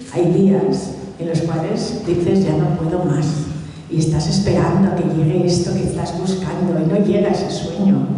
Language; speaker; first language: Spanish; early bilingual, other home language; Catalan